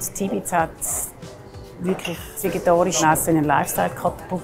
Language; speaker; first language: German; native; German